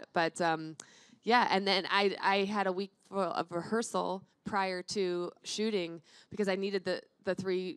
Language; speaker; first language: English; native; English